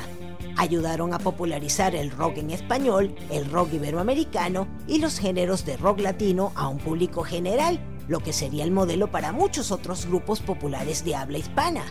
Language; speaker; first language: Spanish; native; Spanish